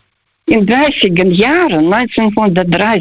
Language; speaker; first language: German; non-native, fluent; Russian